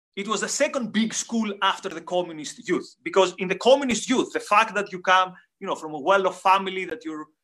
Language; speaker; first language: English; non-native, fluent; Greek